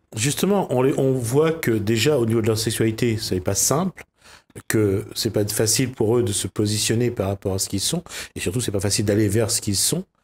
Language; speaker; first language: French; native; French